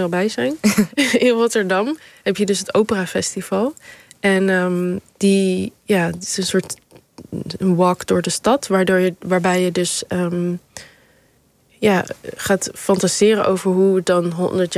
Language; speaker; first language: Dutch; native; Dutch